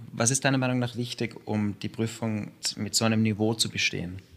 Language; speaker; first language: German; native; German